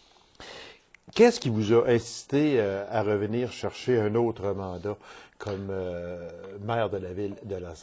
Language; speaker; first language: French; native; French